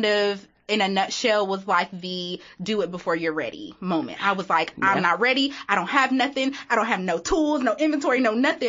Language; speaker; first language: English; native; English